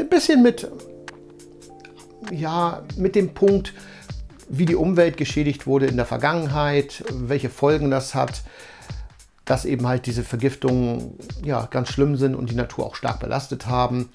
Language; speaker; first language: German; native; German